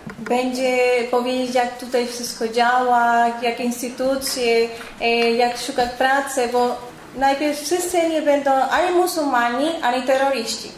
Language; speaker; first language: Polish; non-native, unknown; Spanish